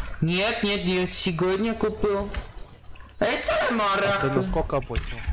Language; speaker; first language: Russian; non-native, learner; Armenian